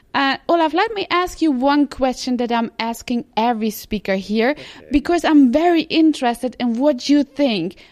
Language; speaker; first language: English; non-native, fluent; German